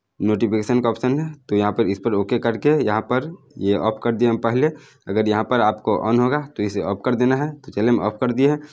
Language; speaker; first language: Hindi; native; Hindi